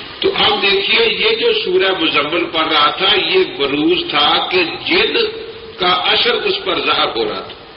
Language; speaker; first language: Urdu; non-native, local second language; Punjabi